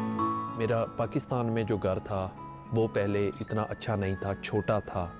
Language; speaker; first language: Hindi; non-native, local second language; Punjabi